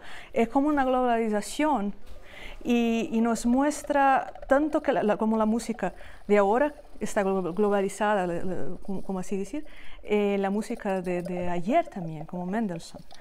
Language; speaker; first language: Spanish; non-native, fluent; Portuguese